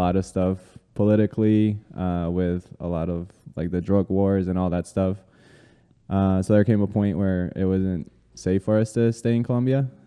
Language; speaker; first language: English; early bilingual, other home language; Spanish